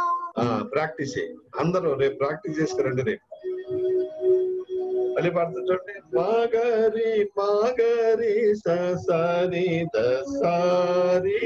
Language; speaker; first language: Telugu; native; Telugu